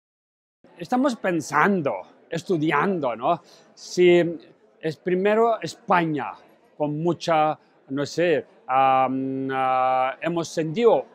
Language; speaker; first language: Spanish; non-native, learner; Tibetan